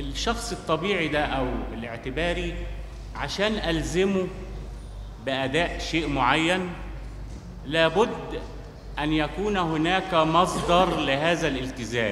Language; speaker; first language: Arabic; native; Arabic